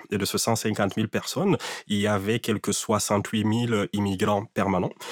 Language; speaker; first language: French; non-native, local second language; Fula